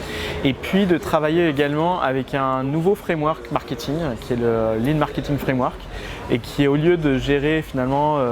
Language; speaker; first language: French; native; French